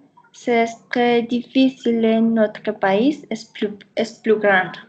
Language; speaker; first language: French; non-native, learner; Spanish